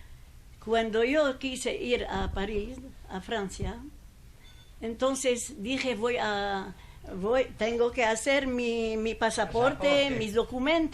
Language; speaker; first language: Spanish; non-native, fluent; Persian